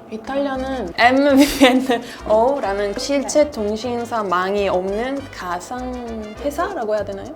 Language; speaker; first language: Korean; non-native, fluent; Italian